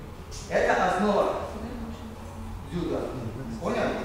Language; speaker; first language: Russian; non-native, learner; Serbian